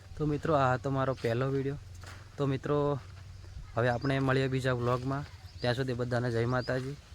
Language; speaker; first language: Gujarati; non-native, local second language; Bhili